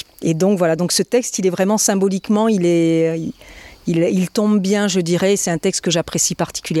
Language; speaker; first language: French; native; French